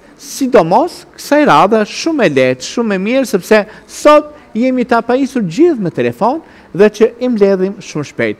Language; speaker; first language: Albanian; native; Albanian